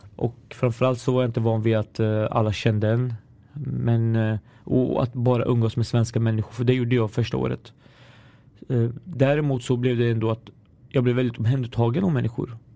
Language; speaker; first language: Swedish; early bilingual, other home language; Arabic